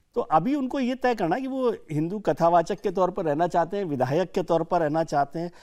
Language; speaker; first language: Hindi; native; Hindi